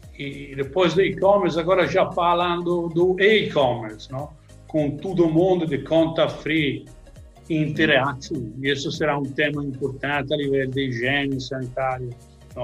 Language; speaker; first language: Portuguese; non-native, learner; Italian